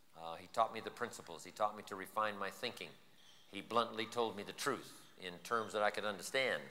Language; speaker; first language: English; native; English